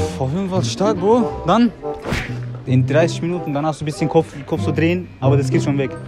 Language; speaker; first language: German; non-native, learner; Persian